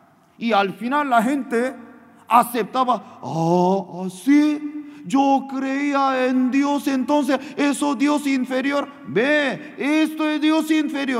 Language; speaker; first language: Spanish; non-native, fluent; Korean